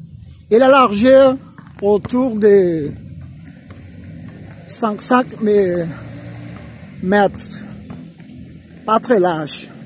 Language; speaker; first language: French; non-native, fluent; Spanish